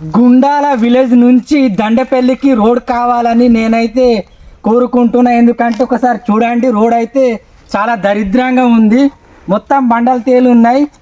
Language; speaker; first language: Telugu; native; Telugu